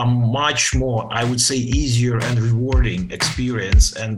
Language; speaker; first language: English; non-native, fluent; Ukrainian